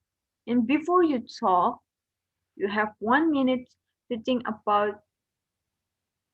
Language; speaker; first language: English; non-native, learner; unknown